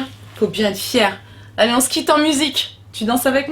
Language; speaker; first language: French; native; French